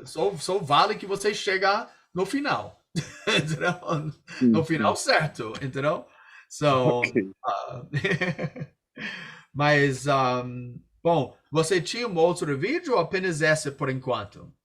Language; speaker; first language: Portuguese; non-native, fluent; English